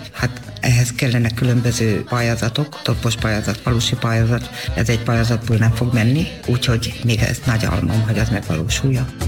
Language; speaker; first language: Hungarian; native; Hungarian